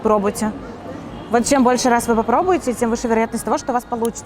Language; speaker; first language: Russian; native; Russian